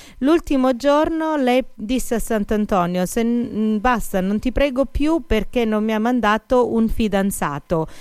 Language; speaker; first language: Italian; native; Italian